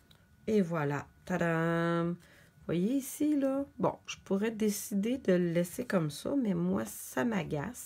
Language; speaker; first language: French; native; French